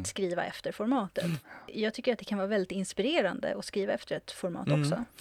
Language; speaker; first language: Swedish; native; Swedish